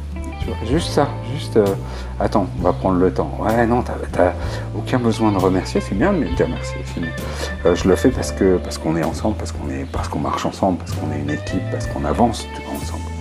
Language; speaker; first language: French; native; French